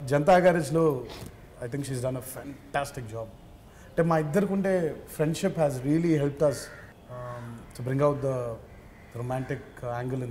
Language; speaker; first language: Telugu; native; Telugu